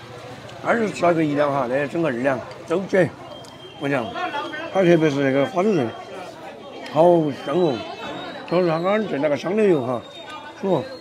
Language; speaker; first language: Chinese; native; Chinese